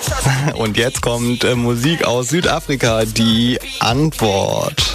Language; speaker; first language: German; native; German